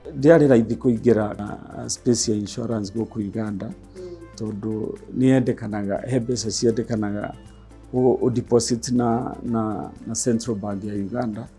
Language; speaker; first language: Kikuyu; non-native, local second language; Embu